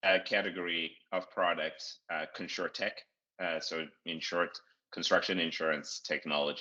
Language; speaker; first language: English; non-native, local second language; Shona